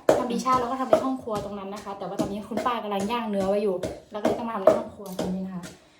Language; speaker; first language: Thai; non-native, local second language; Karen languages